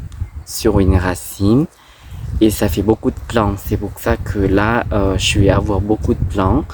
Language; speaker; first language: French; non-native, fluent; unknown